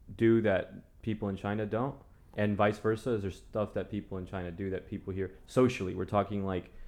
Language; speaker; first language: English; early bilingual, other home language; Spanish